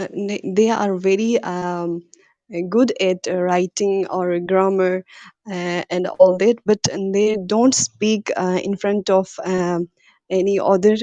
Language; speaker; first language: English; non-native, learner; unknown